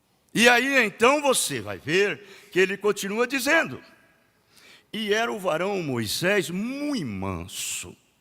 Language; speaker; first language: Portuguese; native; Portuguese